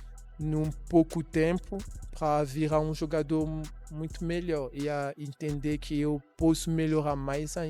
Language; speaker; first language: Portuguese; non-native, learner; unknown